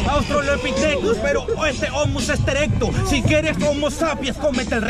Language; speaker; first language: Spanish; native; Spanish